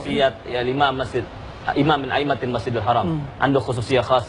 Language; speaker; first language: Arabic; non-native, fluent; Indonesian